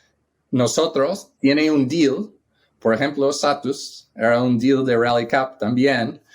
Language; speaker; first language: Spanish; non-native, fluent; English